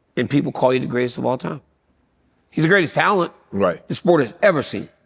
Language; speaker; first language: English; native; English